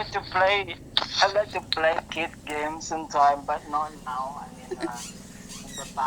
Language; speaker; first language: English; non-native, learner; Indonesian